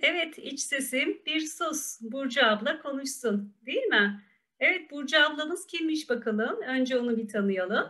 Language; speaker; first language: Turkish; native; Turkish